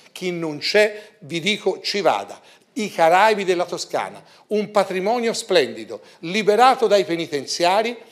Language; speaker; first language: Italian; native; Italian